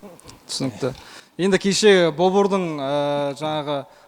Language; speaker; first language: Kazakh; native; Kazakh